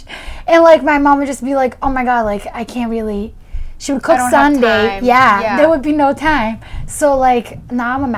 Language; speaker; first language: English; early bilingual, other home language; Portuguese